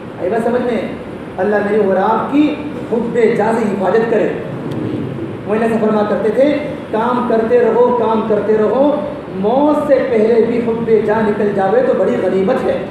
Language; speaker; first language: Urdu; non-native, local second language; Gujarati